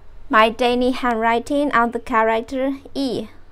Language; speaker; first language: English; non-native, fluent; Chinese